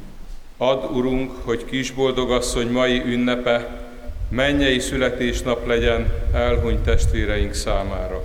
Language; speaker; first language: Hungarian; native; Hungarian